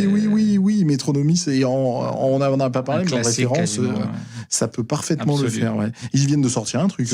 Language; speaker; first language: French; native; French